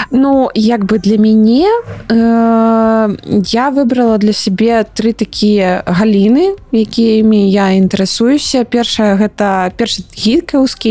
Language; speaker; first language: Belarusian; non-native, local second language; Russian